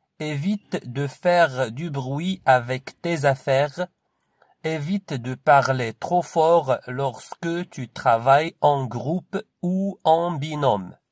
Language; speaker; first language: French; non-native, local second language; Arabic